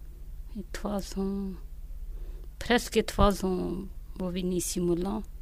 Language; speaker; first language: French; non-native, learner; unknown